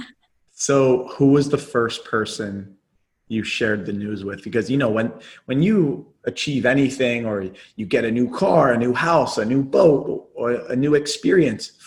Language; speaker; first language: English; native; English